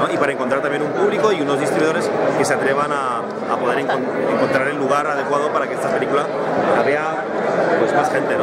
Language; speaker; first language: Spanish; native; Spanish